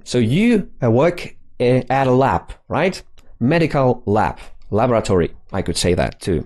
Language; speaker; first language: English; non-native, fluent; Polish